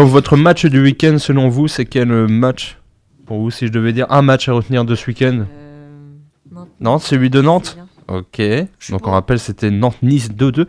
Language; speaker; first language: French; native; French